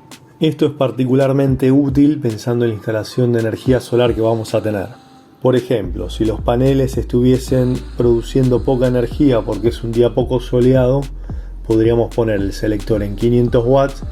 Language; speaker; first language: Spanish; native; Spanish